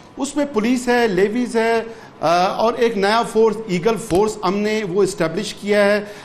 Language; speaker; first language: Urdu; non-native, local second language; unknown